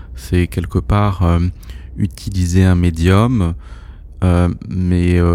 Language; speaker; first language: French; native; French